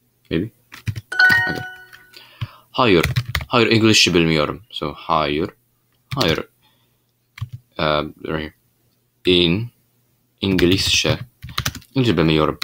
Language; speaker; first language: Turkish; non-native, learner; English